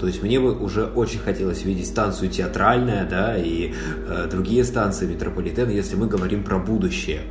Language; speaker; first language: Russian; native; Russian